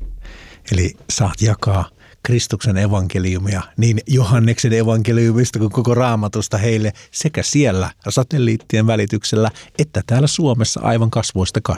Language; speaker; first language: Finnish; native; Finnish